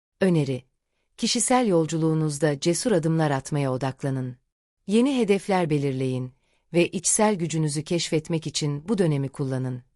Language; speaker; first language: Turkish; native; Turkish